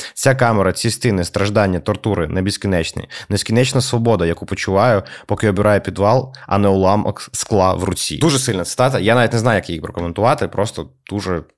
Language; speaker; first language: Ukrainian; native; Ukrainian